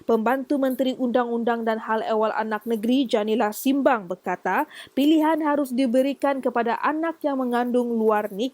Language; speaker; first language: Malay; native; Malay